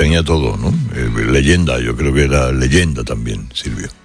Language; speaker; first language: Spanish; native; Spanish